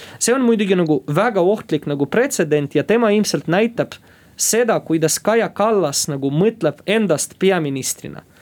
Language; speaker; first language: Estonian; non-native, local second language; Russian